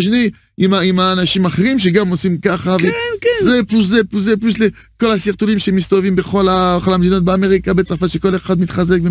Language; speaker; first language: Hebrew; non-native, fluent; French